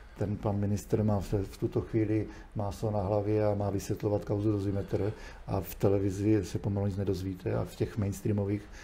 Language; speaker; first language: Czech; native; Czech